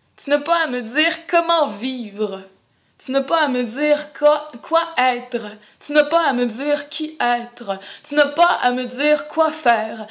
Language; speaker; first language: French; non-native, local second language; Innu-aimun